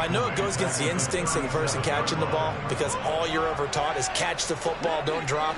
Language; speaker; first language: English; native; English